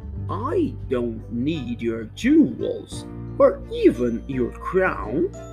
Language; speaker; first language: English; non-native, fluent; Portuguese